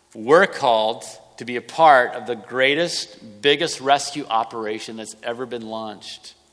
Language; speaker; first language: English; native; English